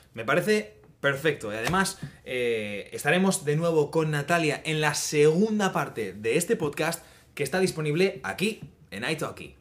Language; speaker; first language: Spanish; native; Spanish